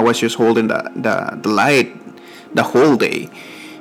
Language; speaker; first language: English; non-native, fluent; Spanish